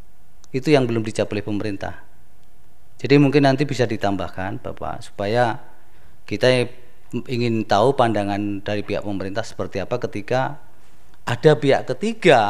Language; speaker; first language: Indonesian; native; Indonesian